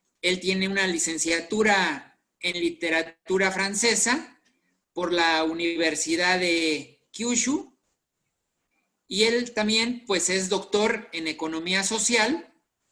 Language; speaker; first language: Spanish; native; Spanish